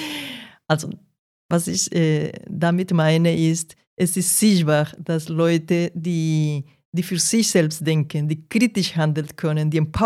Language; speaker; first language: German; non-native, fluent; Portuguese